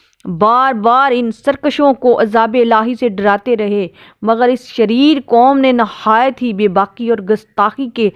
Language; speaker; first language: Urdu; native; Urdu